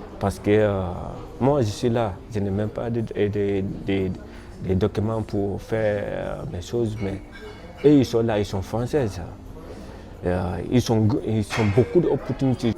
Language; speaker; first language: French; non-native, learner; Krio